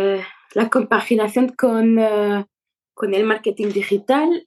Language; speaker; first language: Spanish; non-native, fluent; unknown